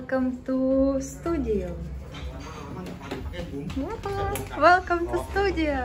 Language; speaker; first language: English; non-native, learner; Russian